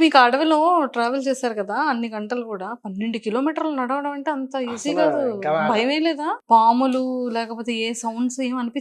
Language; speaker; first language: Telugu; native; Telugu